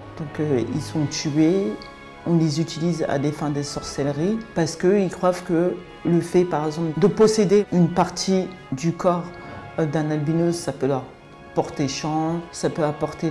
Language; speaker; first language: French; early bilingual, other home language; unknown